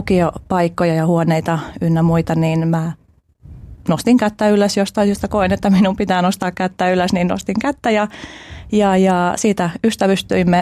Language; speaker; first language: Finnish; early bilingual, other home language; Albanian